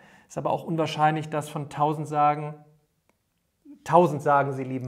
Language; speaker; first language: German; native; German